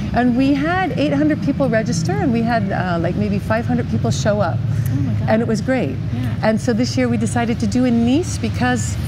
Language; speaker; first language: English; native; English